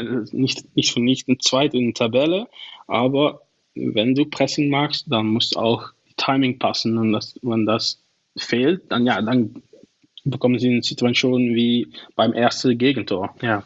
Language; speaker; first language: German; non-native, learner; Dutch